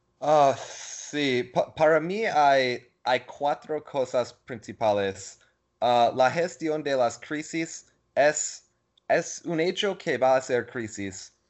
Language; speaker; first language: Spanish; non-native, learner; English